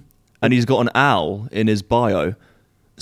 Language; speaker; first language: English; native; English